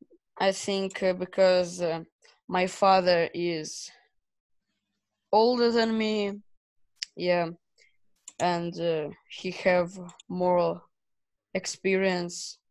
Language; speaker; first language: English; non-native, learner; Russian